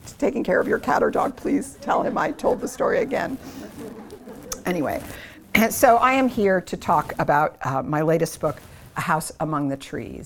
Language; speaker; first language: English; native; English